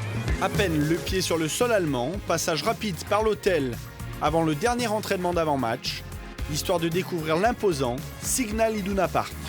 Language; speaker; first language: French; native; French